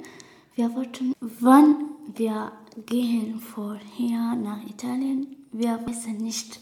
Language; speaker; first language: German; non-native, learner; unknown